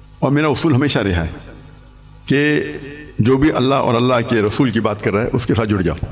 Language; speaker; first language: Urdu; non-native, local second language; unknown